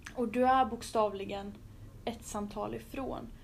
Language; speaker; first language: Swedish; early bilingual, other home language; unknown